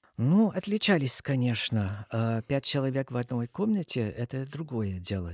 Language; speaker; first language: Russian; non-native, fluent; English